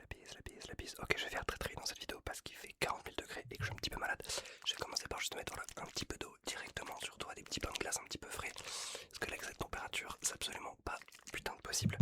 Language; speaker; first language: French; native; French